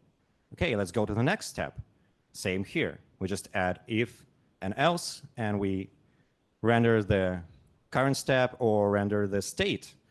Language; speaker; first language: English; non-native, fluent; Russian